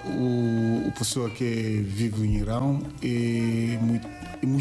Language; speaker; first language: Portuguese; non-native, learner; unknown